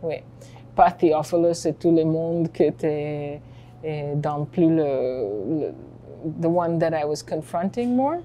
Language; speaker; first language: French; non-native, fluent; Hebrew